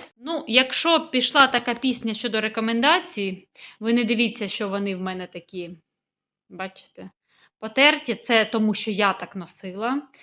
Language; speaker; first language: Ukrainian; non-native, local second language; Russian